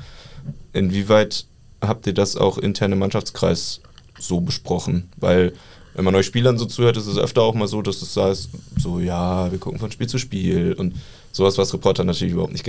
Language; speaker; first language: German; native; German